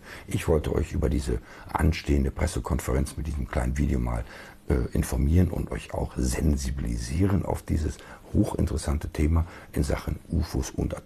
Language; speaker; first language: German; native; German